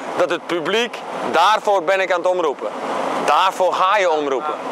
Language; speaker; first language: Dutch; native; Dutch